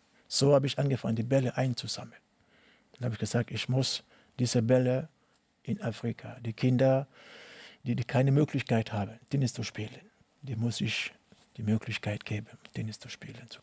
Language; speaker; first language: German; non-native, learner; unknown